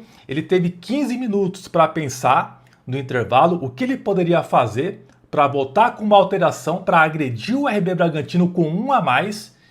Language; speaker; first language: Portuguese; native; Portuguese